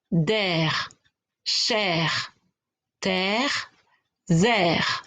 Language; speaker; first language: French; native; French